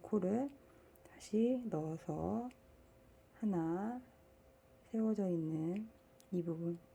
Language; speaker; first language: Korean; native; Korean